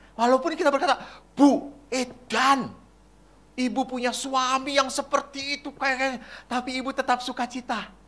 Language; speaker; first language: Indonesian; native; Indonesian